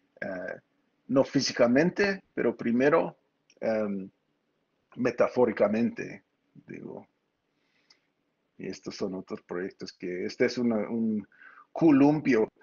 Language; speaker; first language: Spanish; early bilingual, heritage; Spanish